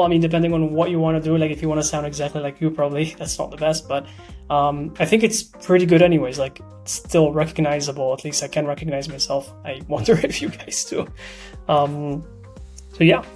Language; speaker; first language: English; non-native, fluent; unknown